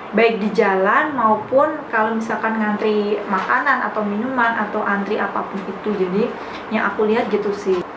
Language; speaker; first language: Indonesian; native; Indonesian